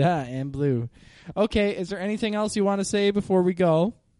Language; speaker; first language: English; native; English